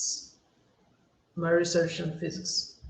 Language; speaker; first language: English; non-native, learner; Portuguese